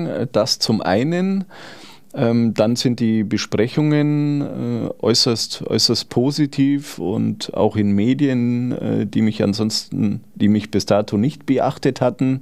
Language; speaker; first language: German; native; German